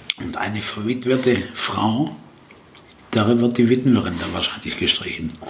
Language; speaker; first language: German; early bilingual, other home language; Italian